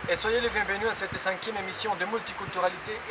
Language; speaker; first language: French; non-native, learner; Spanish